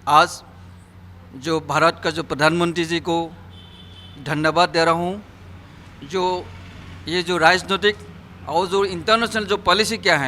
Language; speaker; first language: Hindi; non-native, local second language; Assamese